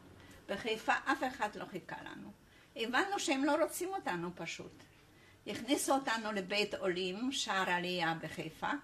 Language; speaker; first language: Hebrew; non-native, fluent; Polish